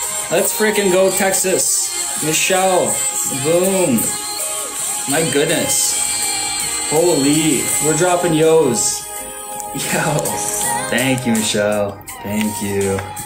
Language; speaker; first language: English; native; English